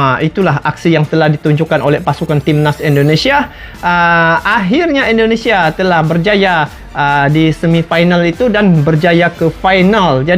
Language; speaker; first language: Malay; native; Malay